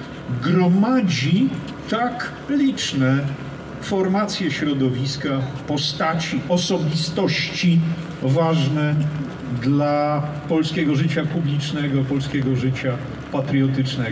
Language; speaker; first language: Polish; native; Polish